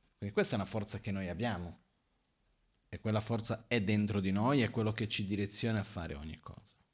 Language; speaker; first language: Italian; non-native, fluent; Portuguese